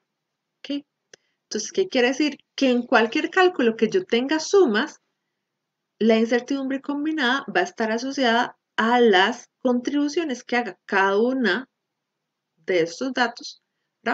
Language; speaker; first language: Spanish; native; Spanish